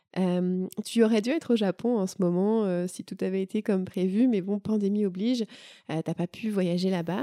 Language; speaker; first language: French; native; French